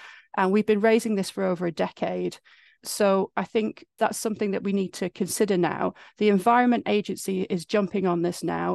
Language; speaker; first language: English; native; English